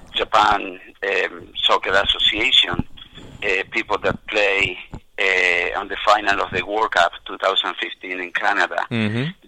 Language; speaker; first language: English; non-native, fluent; Spanish